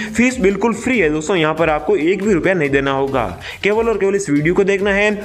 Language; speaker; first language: Hindi; native; Hindi